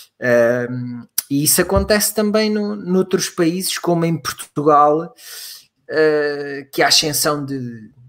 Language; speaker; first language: Portuguese; native; Portuguese